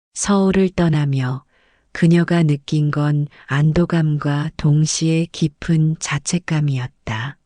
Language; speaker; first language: Korean; native; Korean